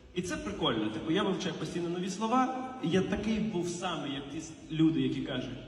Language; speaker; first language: Ukrainian; non-native, local second language; Russian